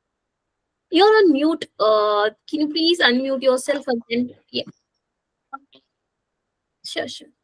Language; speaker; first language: English; non-native, local second language; Hindi